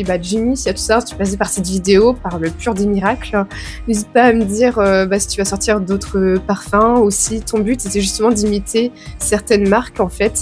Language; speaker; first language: French; native; French